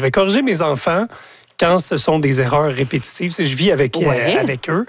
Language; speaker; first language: French; native; French